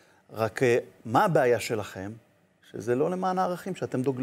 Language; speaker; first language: Hebrew; native; Hebrew